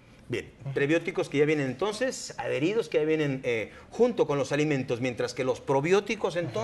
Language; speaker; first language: Spanish; native; Spanish